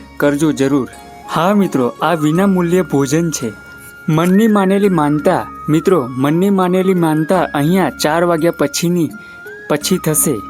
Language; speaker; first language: Gujarati; native; Gujarati